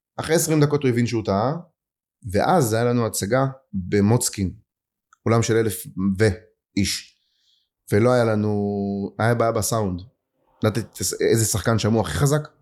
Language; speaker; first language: Hebrew; native; Hebrew